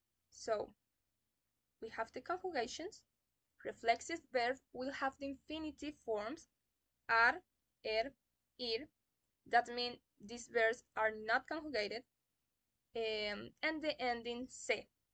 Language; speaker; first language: English; non-native, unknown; Spanish